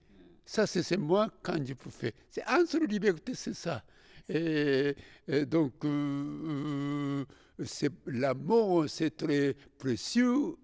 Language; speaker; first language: French; non-native, fluent; Japanese